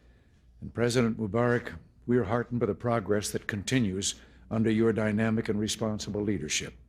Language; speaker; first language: English; native; English